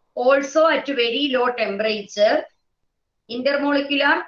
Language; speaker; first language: English; non-native, local second language; Malayalam